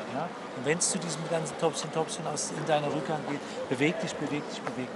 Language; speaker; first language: German; native; German